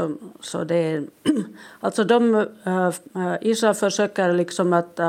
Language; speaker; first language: Swedish; non-native, local second language; Finnish